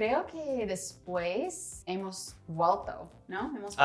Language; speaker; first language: Spanish; non-native, learner; English